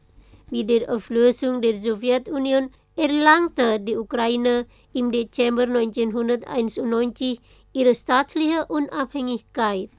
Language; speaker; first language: German; non-native, fluent; Indonesian